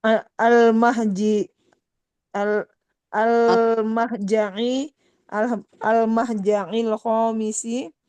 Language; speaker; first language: Arabic; non-native, learner; Indonesian